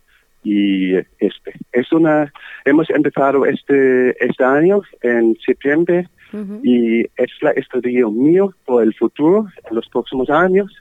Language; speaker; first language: Spanish; non-native, learner; German